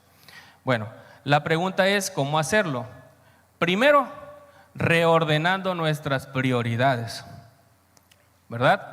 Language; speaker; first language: Spanish; native; Spanish